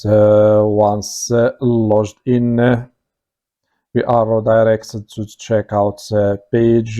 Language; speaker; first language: English; non-native, fluent; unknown